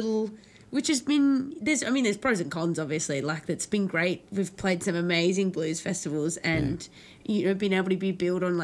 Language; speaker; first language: English; native; English